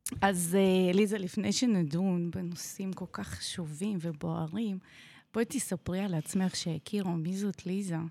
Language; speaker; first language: Hebrew; non-native, fluent; Russian